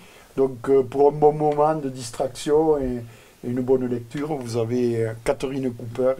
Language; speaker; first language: French; native; French